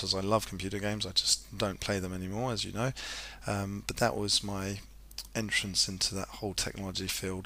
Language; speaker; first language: English; native; English